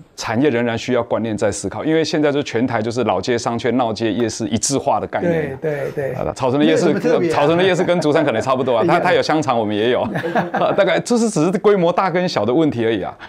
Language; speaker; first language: Chinese; native; Chinese